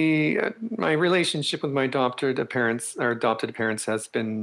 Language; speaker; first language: English; native; English